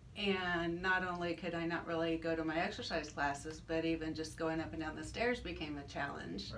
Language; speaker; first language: English; native; English